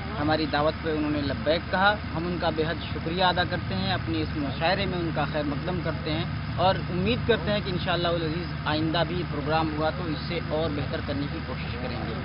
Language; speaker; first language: Urdu; native; Urdu